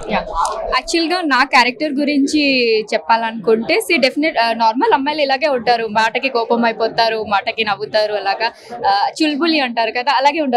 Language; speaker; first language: Telugu; non-native, fluent; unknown